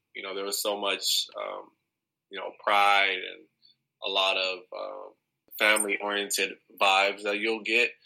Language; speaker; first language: English; native; English